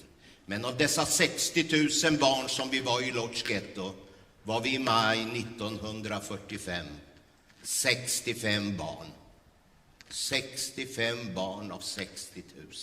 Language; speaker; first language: Swedish; early bilingual, other home language; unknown